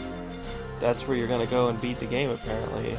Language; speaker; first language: English; native; English